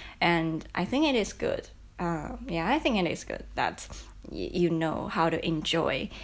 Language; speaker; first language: English; non-native, fluent; Chinese